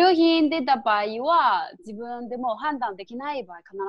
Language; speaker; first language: Japanese; non-native, fluent; Chinese